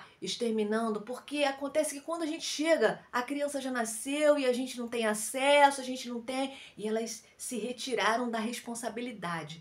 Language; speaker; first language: Portuguese; native; Portuguese